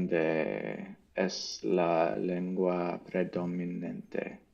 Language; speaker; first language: Spanish; non-native, learner; English